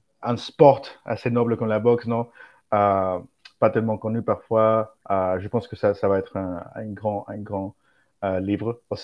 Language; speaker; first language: French; non-native, fluent; Spanish